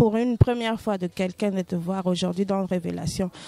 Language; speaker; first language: French; non-native, local second language; Lingala